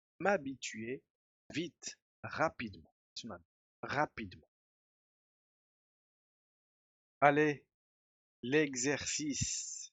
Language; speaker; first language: French; non-native, fluent; Spanish